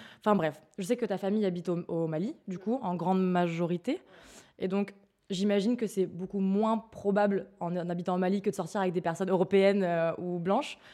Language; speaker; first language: French; native; French